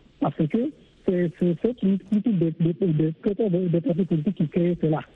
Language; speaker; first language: French; non-native, local second language; Fula